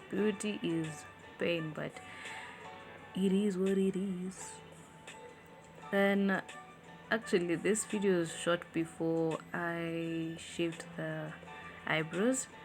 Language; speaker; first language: English; non-native, local second language; Swahili